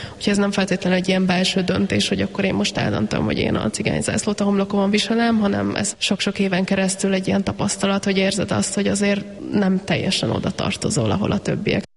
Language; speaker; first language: Hungarian; native; Hungarian